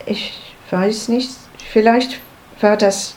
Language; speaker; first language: German; non-native, learner; English